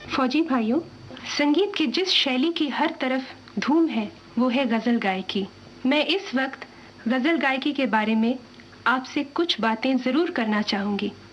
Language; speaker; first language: Hindi; non-native, local second language; Tamil